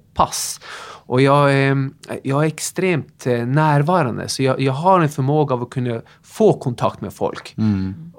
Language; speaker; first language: Swedish; non-native, fluent; Norwegian